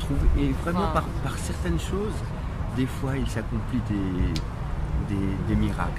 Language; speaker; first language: French; native; French